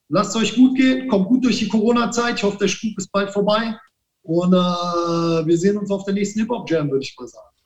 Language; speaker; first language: German; native; German